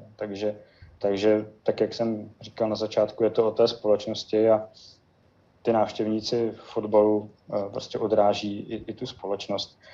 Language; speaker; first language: Czech; native; Czech